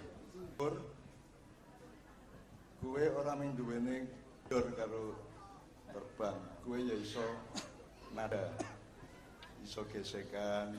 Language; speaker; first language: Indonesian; non-native, local second language; Javanese